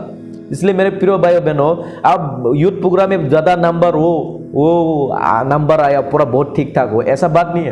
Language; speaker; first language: Hindi; non-native, local second language; Kok Borok